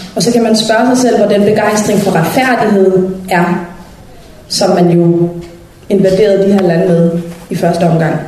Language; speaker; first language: Danish; early bilingual, other home language; Somali